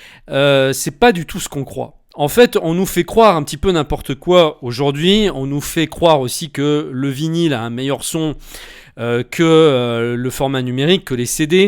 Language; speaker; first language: French; native; French